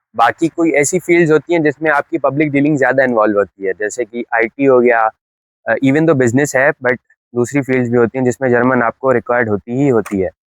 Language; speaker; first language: Urdu; native; Urdu